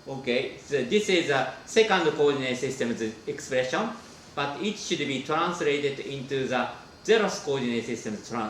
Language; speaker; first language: English; non-native, fluent; Japanese